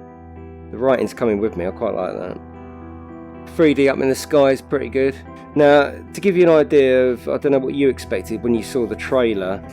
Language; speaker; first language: English; native; English